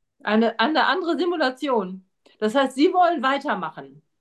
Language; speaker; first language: German; non-native, learner; Turkish